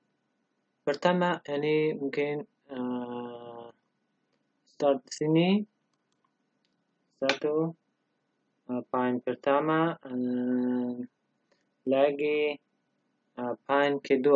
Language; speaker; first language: Indonesian; non-native, learner; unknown